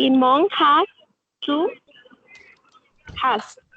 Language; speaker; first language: English; non-native, learner; Spanish